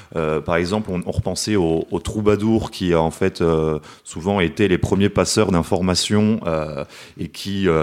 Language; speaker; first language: French; native; French